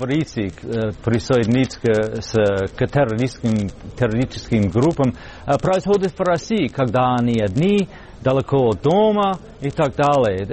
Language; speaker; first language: Russian; non-native, fluent; English